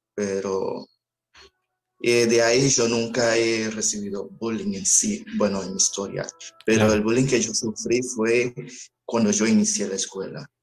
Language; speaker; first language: Spanish; early bilingual, other home language; Haitian Creole